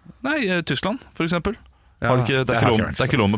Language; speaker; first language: Norwegian; native; Norwegian